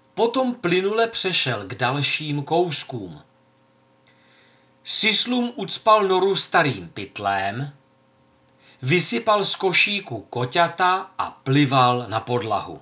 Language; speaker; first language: Czech; native; Czech